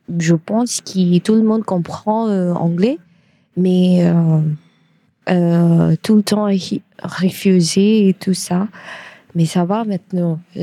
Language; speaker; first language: French; non-native, learner; Bangla